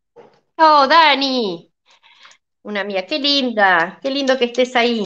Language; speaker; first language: Spanish; native; Spanish